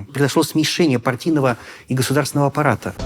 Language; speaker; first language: Russian; native; Russian